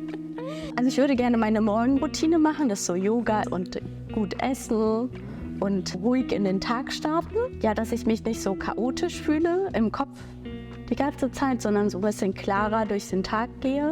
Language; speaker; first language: German; early bilingual, other home language; Bangla